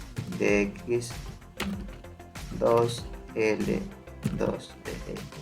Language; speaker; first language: Spanish; native; Spanish